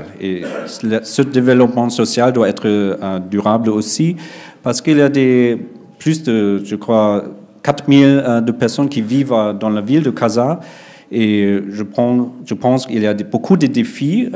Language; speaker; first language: French; non-native, fluent; German